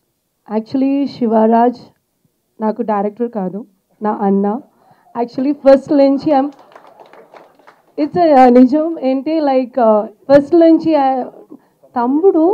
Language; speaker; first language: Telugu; non-native, learner; Malayalam